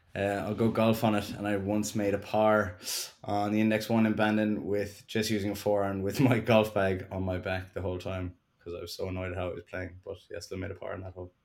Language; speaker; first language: English; native; English